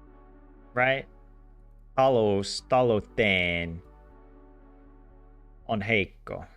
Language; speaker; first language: Finnish; non-native, learner; English